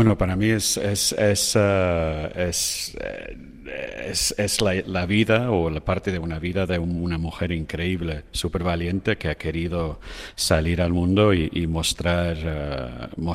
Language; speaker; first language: Spanish; non-native, fluent; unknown